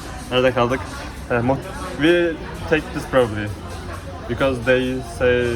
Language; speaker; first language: English; non-native, learner; Turkish